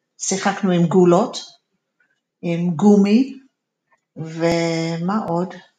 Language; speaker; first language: Hebrew; non-native, fluent; English